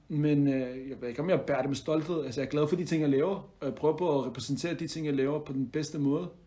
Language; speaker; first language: Danish; early bilingual, other home language; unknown